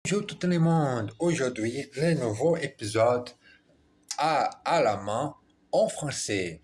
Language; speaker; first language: French; non-native, learner; Portuguese